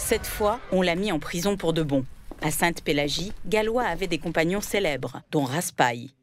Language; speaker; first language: French; native; French